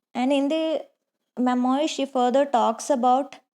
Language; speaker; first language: English; non-native, local second language; Malayalam